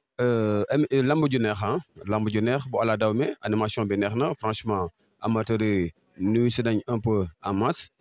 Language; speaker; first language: French; non-native, local second language; Wolof